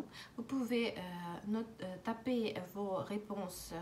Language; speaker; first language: French; non-native, fluent; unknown